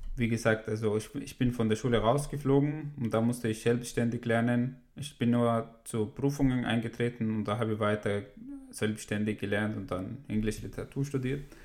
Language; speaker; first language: German; non-native, fluent; Arabic